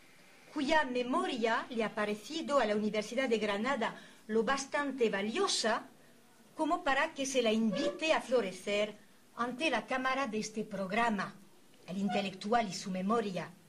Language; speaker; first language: Spanish; native; Spanish